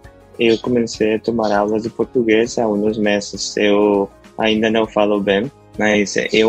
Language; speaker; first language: Portuguese; non-native, learner; Spanish